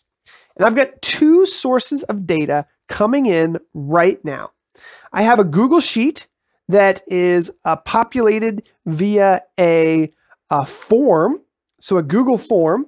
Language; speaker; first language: English; native; English